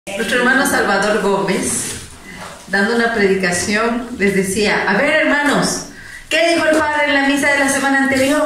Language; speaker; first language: Spanish; native; Spanish